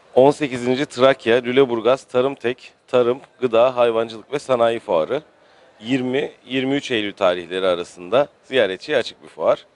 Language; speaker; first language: Turkish; native; Turkish